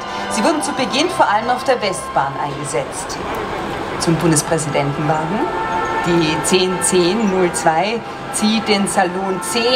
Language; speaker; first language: German; native; German